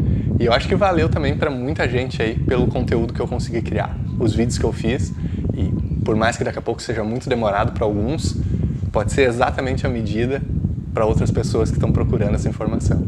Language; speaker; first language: Portuguese; native; Portuguese